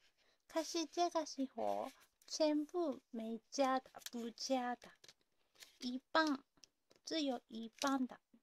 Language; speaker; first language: Chinese; non-native, learner; Japanese